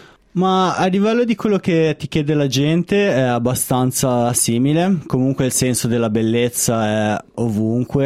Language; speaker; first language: Italian; native; Italian